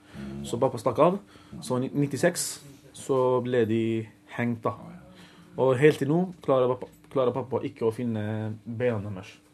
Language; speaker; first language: Norwegian; early bilingual, other home language; Arabic